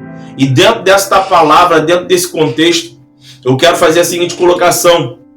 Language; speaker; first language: Portuguese; native; Portuguese